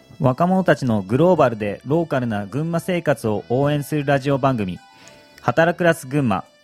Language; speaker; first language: Japanese; native; Japanese